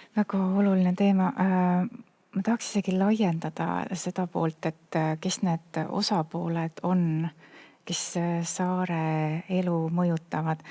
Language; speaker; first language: Estonian; native; Estonian